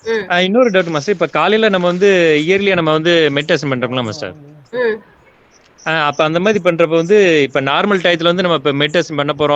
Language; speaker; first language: Tamil; native; Tamil